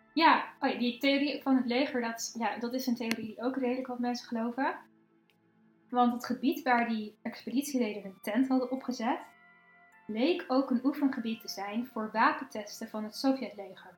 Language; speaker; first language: Dutch; native; Dutch